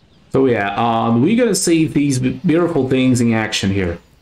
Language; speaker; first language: English; non-native, fluent; Portuguese